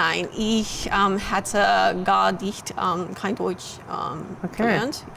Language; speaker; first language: German; non-native, learner; English